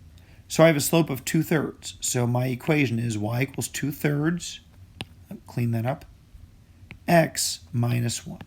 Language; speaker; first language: English; native; English